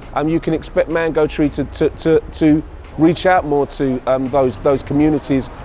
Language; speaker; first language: English; native; English